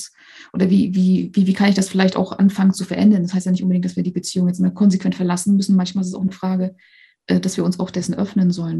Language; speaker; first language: German; native; German